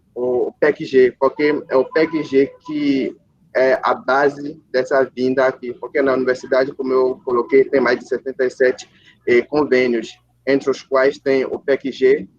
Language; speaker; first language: Portuguese; non-native, fluent; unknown